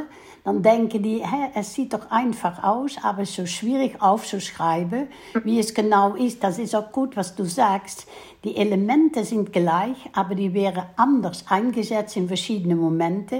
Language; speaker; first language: German; non-native, fluent; Dutch